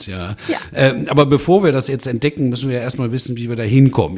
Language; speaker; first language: German; native; German